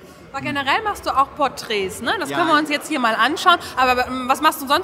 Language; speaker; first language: German; native; German